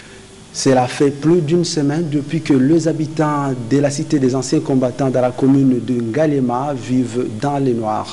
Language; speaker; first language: French; non-native, local second language; Lingala